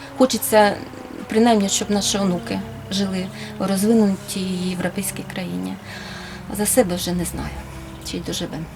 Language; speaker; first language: Ukrainian; native; Ukrainian